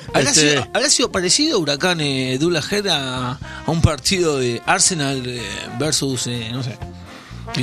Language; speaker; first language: Spanish; native; Spanish